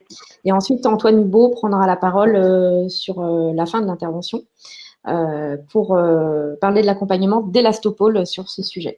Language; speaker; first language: French; native; French